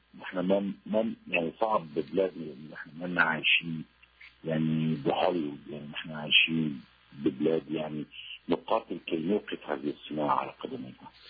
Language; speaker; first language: Arabic; native; Arabic